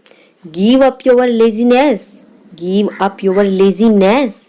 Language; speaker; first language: English; non-native, local second language; Hindi